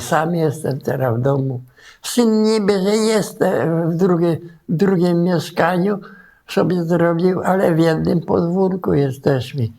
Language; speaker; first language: Polish; native; Polish